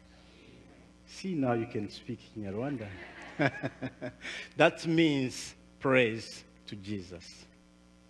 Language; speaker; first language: English; non-native, local second language; Kinyarwanda